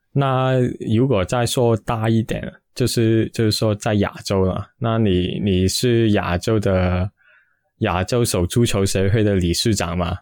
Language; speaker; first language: Chinese; non-native, local second language; Cantonese